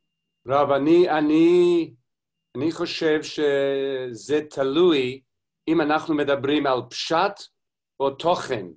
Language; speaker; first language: Hebrew; non-native, learner; English